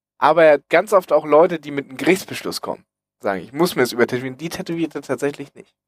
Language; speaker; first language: German; native; German